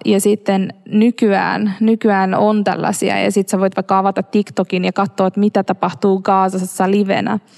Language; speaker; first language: Finnish; early bilingual, other home language; Arabic